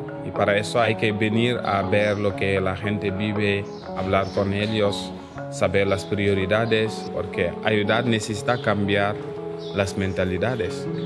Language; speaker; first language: Spanish; non-native, fluent; Wolof